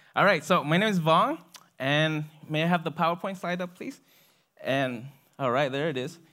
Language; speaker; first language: English; early bilingual, other home language; Vietnamese